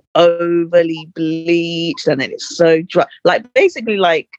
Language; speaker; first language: English; native; English